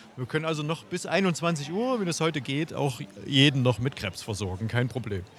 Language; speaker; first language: German; native; German